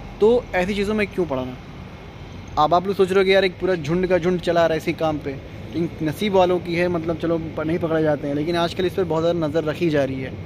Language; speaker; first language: Hindi; native; Hindi